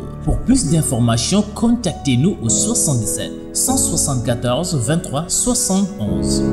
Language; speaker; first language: French; non-native, local second language; Wolof